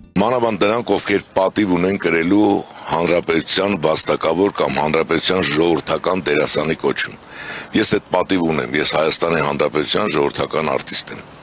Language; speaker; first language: Armenian; native; Armenian